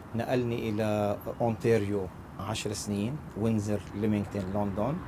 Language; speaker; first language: Arabic; native; Arabic